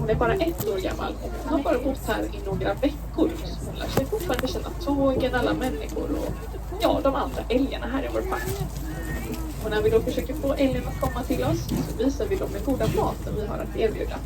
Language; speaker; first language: Swedish; native; Swedish